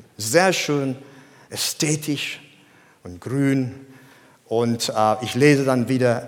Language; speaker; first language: German; non-native, fluent; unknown